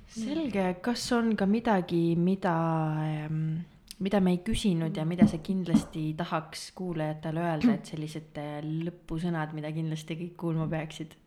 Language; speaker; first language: Estonian; native; Estonian